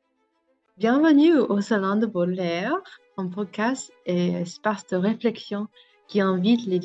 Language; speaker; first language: French; non-native, learner; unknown